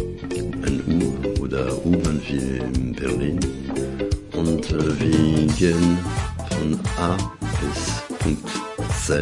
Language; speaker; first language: German; non-native, learner; French